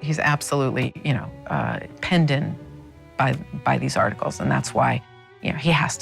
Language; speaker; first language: English; native; English